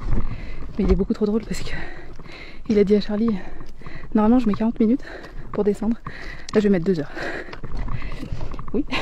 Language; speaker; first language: French; native; French